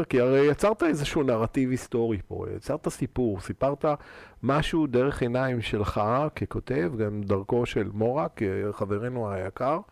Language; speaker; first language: Hebrew; native; Hebrew